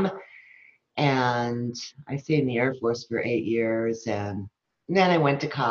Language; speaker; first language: English; early bilingual, other home language; Spanish